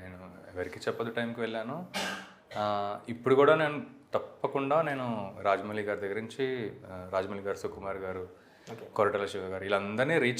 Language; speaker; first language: Telugu; native; Telugu